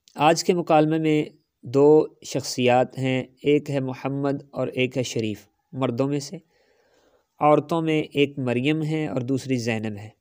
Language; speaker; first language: Urdu; non-native, local second language; Punjabi